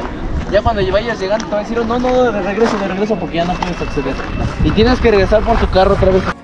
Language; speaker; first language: Spanish; native; Spanish